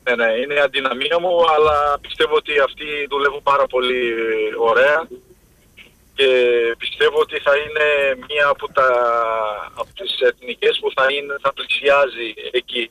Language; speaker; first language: Greek; non-native, fluent; Portuguese